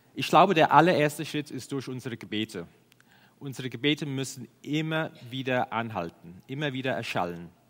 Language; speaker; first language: German; non-native, fluent; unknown